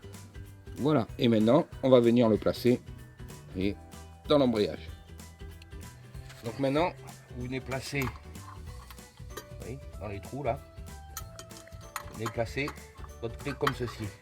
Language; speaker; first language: French; native; French